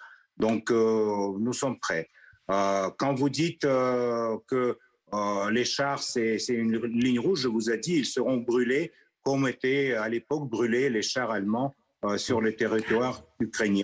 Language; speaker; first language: French; non-native, fluent; Russian